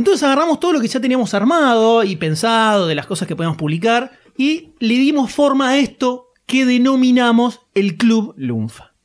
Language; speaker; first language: Spanish; native; Spanish